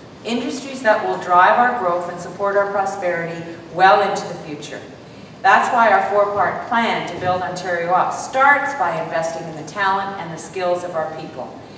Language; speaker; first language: English; native; English